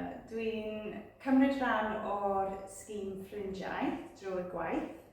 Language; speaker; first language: Welsh; non-native, learner; English